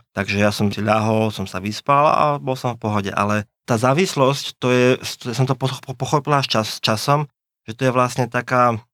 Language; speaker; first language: Slovak; native; Slovak